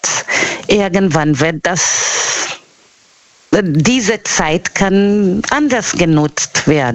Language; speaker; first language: German; non-native, fluent; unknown